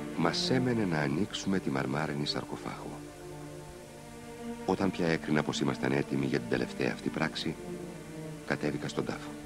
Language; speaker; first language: Greek; native; Greek